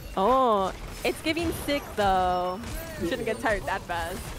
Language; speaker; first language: English; early bilingual, other home language; Spanish